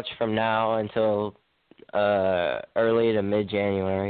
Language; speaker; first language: English; native; English